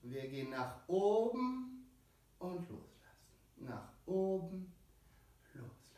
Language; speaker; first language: German; non-native, fluent; French